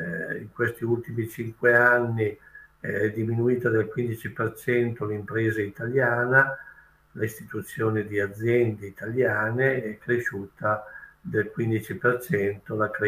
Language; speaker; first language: Italian; native; Italian